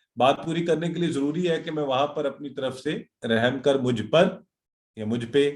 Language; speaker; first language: Urdu; native; Urdu